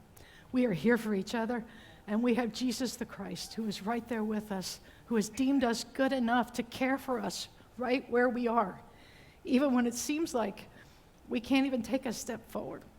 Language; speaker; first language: English; native; English